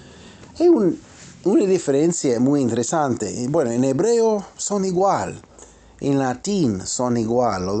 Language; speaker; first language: Spanish; non-native, fluent; English